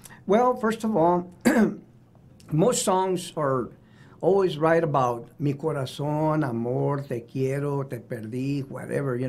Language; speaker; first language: English; native; English